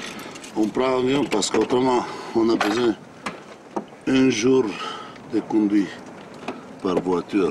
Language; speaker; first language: French; non-native, fluent; Bulgarian